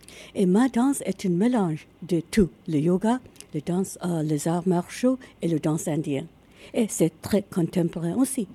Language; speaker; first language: French; non-native, learner; Japanese